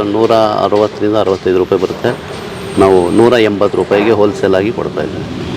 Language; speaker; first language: Kannada; native; Kannada